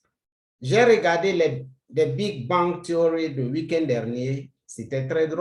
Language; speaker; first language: French; non-native, fluent; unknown